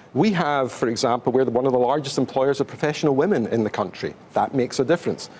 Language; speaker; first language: English; native; English